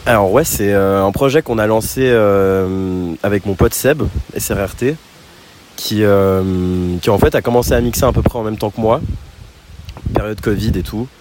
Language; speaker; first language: French; native; French